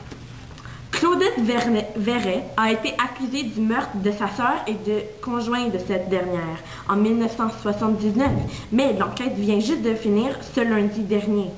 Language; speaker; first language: French; non-native, local second language; English